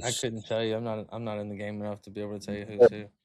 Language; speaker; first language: English; native; English